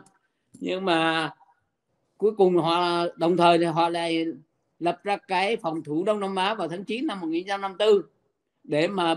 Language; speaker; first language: Vietnamese; native; Vietnamese